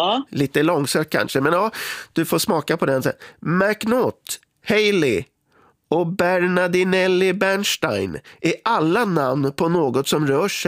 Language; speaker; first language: Swedish; native; Swedish